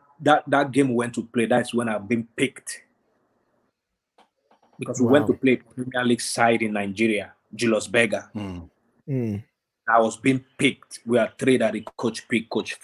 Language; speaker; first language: English; non-native, local second language; Yoruba